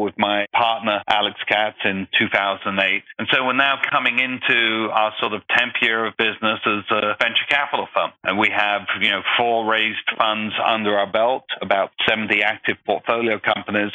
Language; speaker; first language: English; native; English